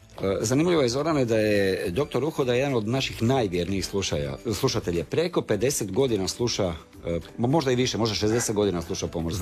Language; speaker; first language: Croatian; native; Croatian